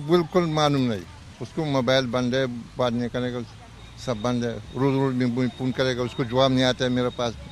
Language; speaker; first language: Hindi; non-native, learner; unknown